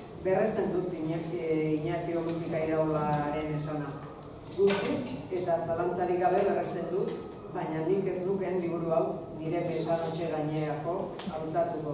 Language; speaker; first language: Basque; native; Basque